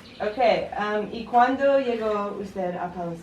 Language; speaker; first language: Spanish; non-native, learner; English